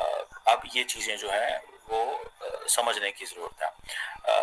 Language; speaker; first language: Hindi; native; Hindi